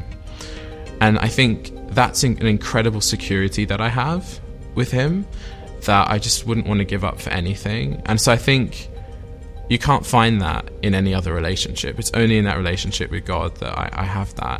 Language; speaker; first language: English; native; English